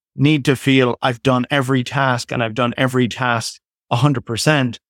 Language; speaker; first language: English; native; English